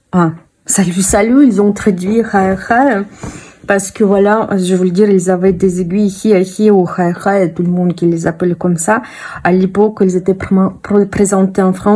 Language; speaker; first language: French; non-native, fluent; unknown